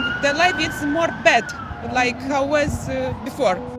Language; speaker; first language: English; non-native, learner; Romanian